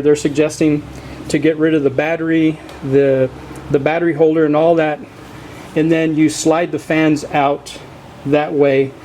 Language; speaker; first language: English; native; English